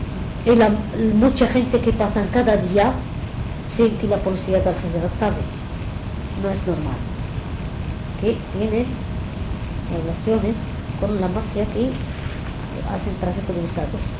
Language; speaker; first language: Spanish; non-native, fluent; Arabic